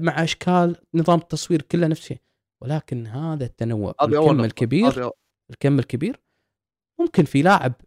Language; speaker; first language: Arabic; native; Arabic